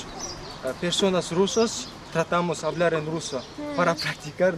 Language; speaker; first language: Spanish; non-native, learner; Kyrgyz